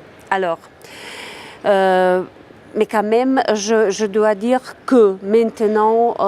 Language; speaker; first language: French; non-native, fluent; Czech